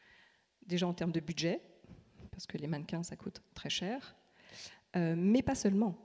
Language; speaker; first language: French; native; French